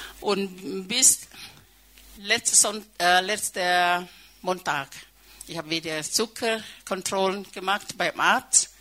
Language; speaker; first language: German; non-native, fluent; Thai